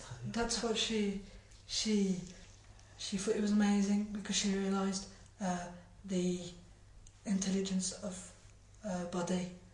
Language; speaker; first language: English; non-native, fluent; French